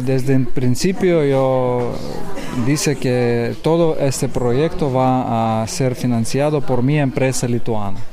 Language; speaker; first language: Spanish; non-native, learner; Lithuanian